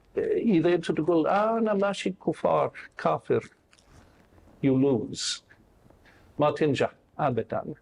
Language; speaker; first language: Arabic; non-native, fluent; English